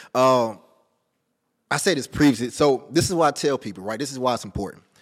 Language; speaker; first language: English; native; English